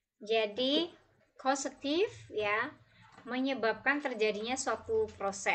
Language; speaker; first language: Indonesian; native; Indonesian